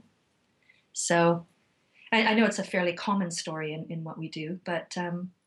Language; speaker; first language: English; native; English